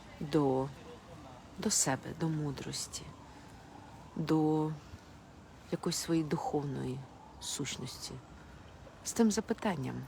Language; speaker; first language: Ukrainian; non-native, local second language; Russian